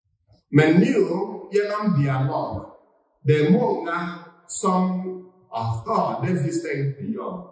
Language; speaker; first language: Swedish; non-native, fluent; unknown